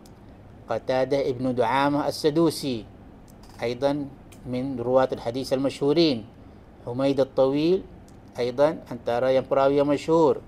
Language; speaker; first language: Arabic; non-native, fluent; Malay